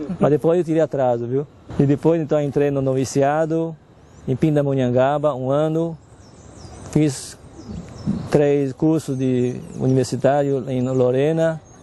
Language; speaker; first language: Portuguese; non-native, fluent; Chinese